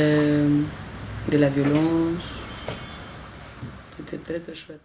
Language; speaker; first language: French; non-native, fluent; Spanish